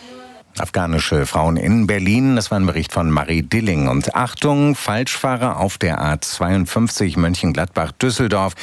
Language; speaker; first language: German; native; German